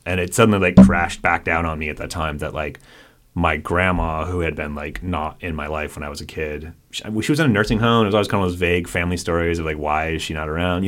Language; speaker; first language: English; native; English